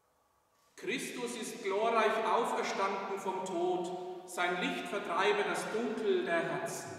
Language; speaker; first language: German; native; German